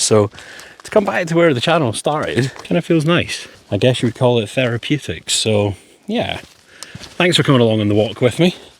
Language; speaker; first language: English; native; English